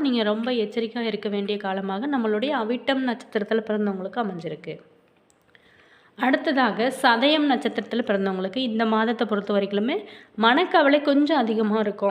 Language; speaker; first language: Tamil; native; Tamil